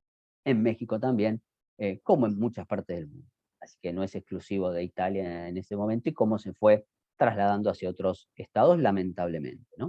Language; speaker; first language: Spanish; native; Spanish